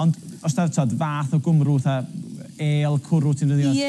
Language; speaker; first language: Welsh; native; Welsh